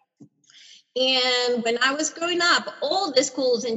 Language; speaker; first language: English; non-native, fluent; Spanish